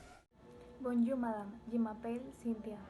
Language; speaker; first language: French; non-native, learner; Spanish